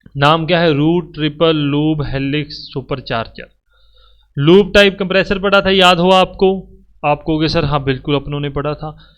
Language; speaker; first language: Hindi; native; Hindi